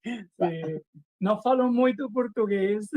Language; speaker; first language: Portuguese; non-native, learner; Spanish